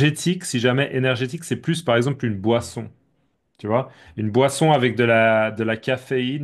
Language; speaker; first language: French; native; French